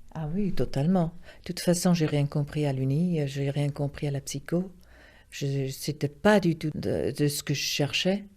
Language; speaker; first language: French; non-native, local second language; Swiss German